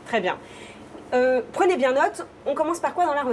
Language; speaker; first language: French; native; French